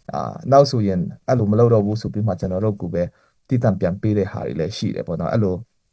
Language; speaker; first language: Burmese; non-native, local second language; Hakha Chin